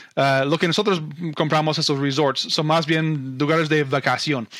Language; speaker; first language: Spanish; non-native, fluent; English